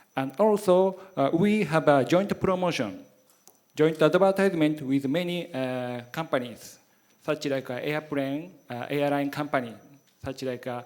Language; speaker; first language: English; non-native, learner; Japanese